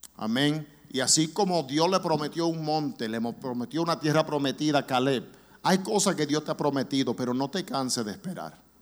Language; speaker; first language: Spanish; early bilingual, heritage; Spanish